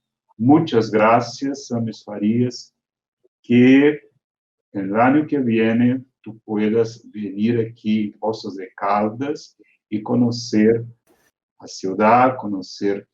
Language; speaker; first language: Spanish; non-native, fluent; Portuguese